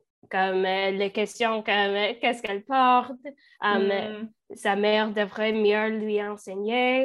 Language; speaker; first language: French; non-native, learner; English